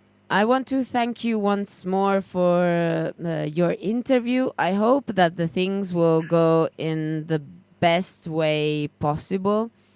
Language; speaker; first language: English; non-native, fluent; Italian